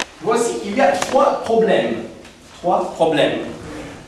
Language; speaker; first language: French; non-native, fluent; Russian